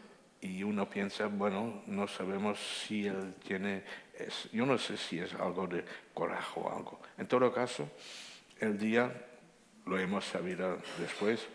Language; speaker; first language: Spanish; non-native, fluent; Dutch